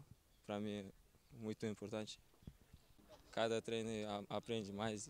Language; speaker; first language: Portuguese; non-native, learner; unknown